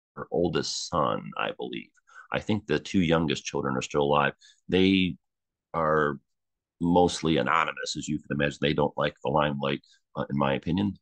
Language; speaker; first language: English; native; English